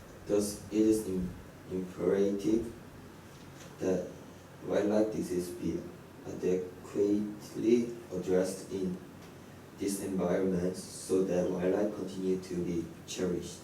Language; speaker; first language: English; non-native, learner; Korean